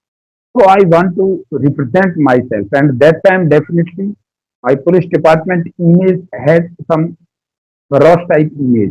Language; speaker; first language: English; non-native, learner; Hindi